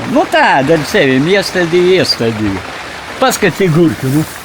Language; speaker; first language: Latvian; non-native, local second language; Russian